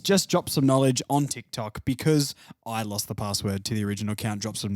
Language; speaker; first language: English; native; English